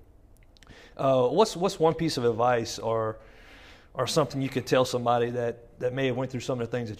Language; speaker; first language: English; native; English